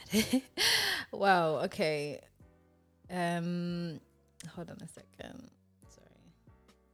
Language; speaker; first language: English; native; English